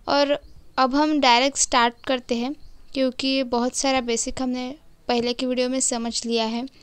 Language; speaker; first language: Hindi; non-native, local second language; Marathi